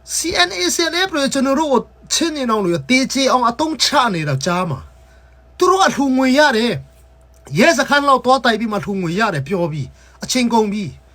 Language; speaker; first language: Burmese; non-native, local second language; Hakha Chin